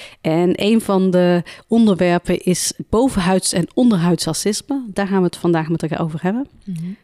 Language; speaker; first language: Dutch; early bilingual, other home language; Central Atlas Tamazight